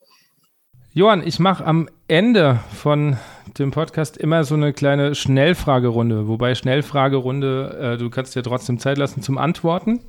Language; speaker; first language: German; native; German